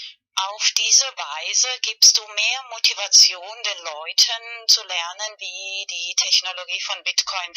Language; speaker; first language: German; non-native, fluent; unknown